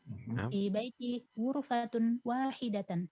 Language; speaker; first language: Arabic; non-native, learner; Indonesian